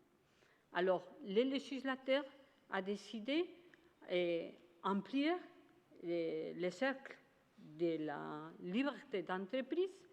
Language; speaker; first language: French; non-native, fluent; Spanish